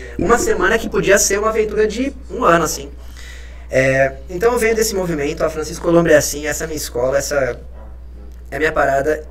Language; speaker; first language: Portuguese; early bilingual, other home language; Spanish